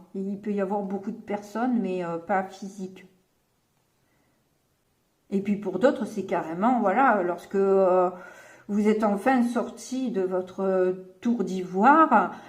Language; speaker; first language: French; native; French